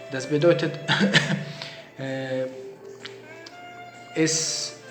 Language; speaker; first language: German; non-native, learner; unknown